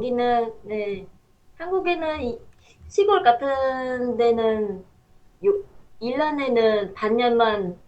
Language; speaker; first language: Korean; non-native, fluent; Vietnamese